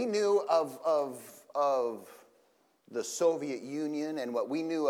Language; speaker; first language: English; native; English